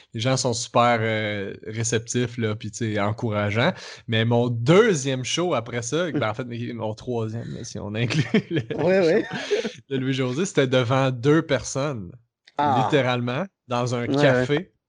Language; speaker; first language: French; native; French